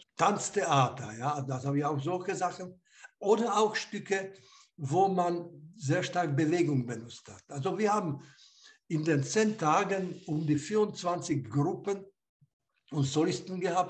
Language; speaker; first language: German; non-native, fluent; Slovak